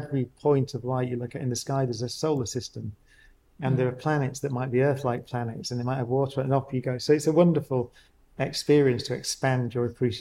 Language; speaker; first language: English; native; English